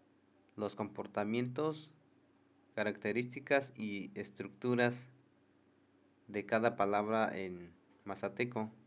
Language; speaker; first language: Spanish; non-native, local second language; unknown